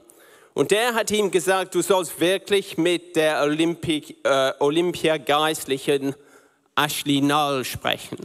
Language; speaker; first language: German; non-native, learner; English